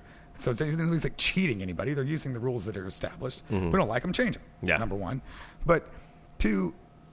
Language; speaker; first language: English; native; English